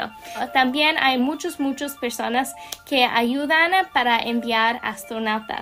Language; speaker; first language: Spanish; non-native, learner; English